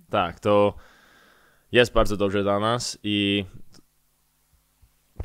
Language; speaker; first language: Polish; early bilingual, heritage; English